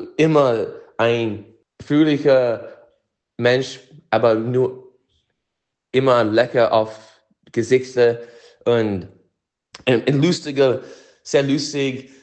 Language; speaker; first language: German; non-native, learner; English